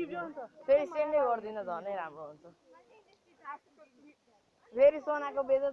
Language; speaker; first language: English; non-native, learner; Nepali